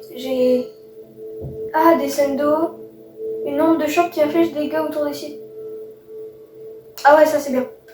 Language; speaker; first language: French; native; French